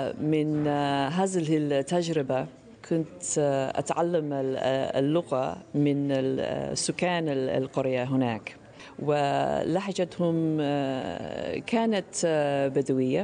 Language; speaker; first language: Arabic; non-native, fluent; English